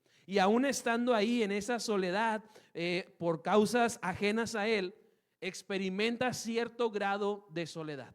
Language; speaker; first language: Spanish; native; Spanish